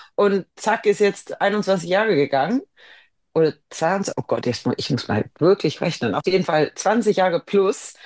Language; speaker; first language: German; non-native, fluent; Swedish